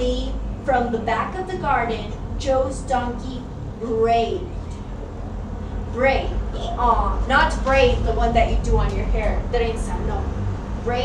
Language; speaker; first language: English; non-native, fluent; Spanish